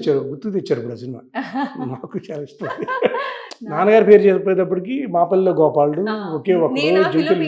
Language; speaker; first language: Telugu; native; Telugu